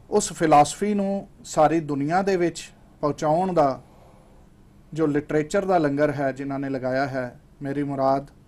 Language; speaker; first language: Punjabi; native; Punjabi